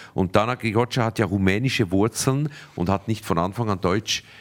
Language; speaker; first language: German; native; German